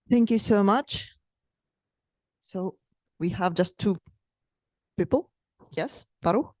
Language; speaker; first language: English; non-native, fluent; Russian